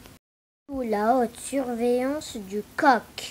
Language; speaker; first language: French; non-native, local second language; Arabic